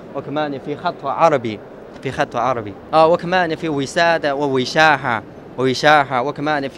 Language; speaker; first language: Arabic; non-native, learner; Chinese